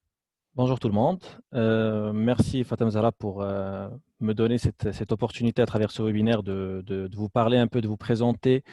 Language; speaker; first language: French; non-native, local second language; Arabic